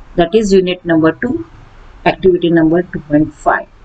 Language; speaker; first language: English; non-native, local second language; Marathi